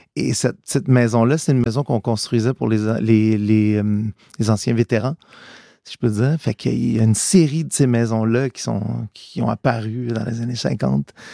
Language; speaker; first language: French; early bilingual, other home language; Italian